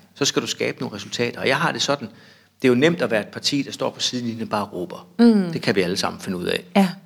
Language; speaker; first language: Danish; native; Danish